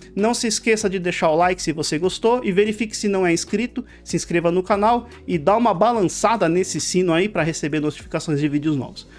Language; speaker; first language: Portuguese; native; Portuguese